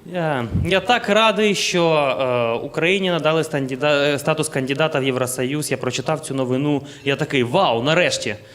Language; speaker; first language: Ukrainian; non-native, local second language; Russian